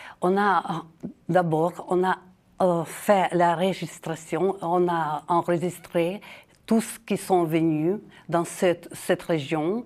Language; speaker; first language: French; non-native, fluent; Ukrainian